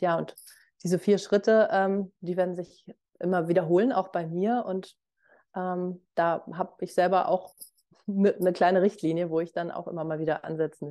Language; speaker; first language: German; native; German